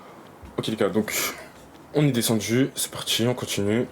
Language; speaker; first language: French; native; French